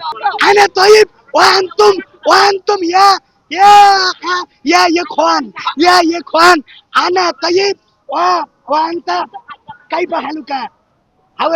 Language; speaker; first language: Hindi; non-native, learner; Bangla